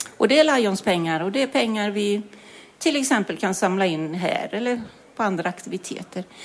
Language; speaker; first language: Swedish; native; Swedish